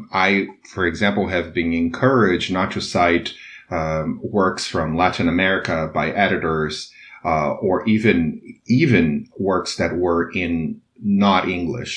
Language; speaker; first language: English; non-native, fluent; Portuguese